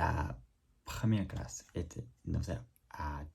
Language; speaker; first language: French; non-native, learner; English